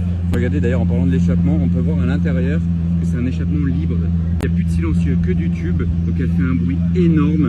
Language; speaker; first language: French; native; French